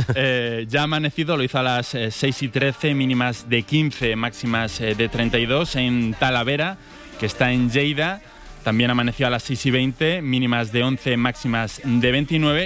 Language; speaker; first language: Spanish; native; Spanish